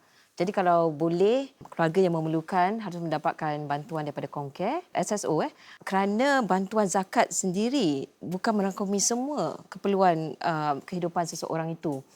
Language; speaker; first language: Malay; native; Malay